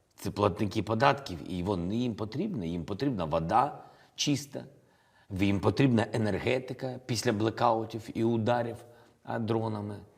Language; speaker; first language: Ukrainian; non-native, local second language; Russian